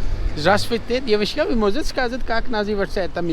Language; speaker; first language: Russian; non-native, learner; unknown